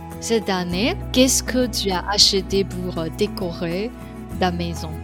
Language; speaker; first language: French; non-native, fluent; Chinese